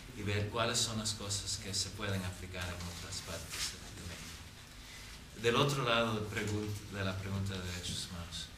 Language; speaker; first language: Spanish; non-native, fluent; English